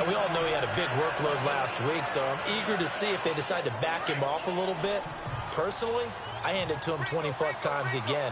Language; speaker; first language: English; native; English